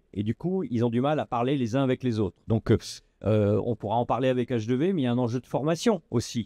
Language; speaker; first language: French; native; French